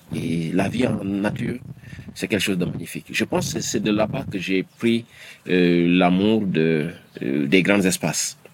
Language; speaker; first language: French; non-native, local second language; Wolof